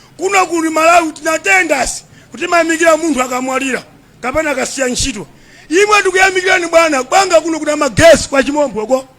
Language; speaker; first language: Nyanja; non-native, local second language; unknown